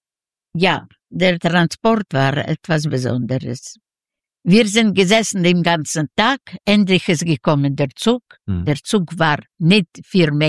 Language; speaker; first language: German; non-native, learner; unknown